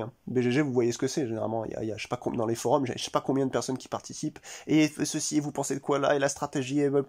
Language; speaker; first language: French; native; French